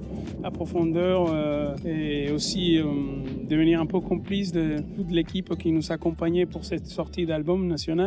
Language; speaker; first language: French; non-native, fluent; Spanish